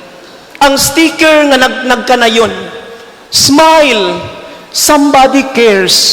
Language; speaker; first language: Cebuano; native; Cebuano